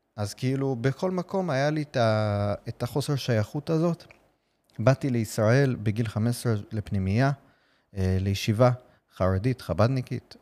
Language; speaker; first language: Hebrew; non-native, fluent; English